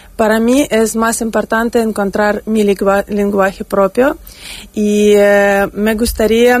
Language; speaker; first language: Spanish; non-native, learner; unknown